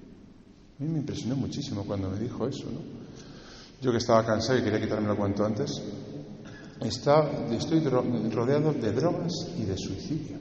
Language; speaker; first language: Spanish; native; Spanish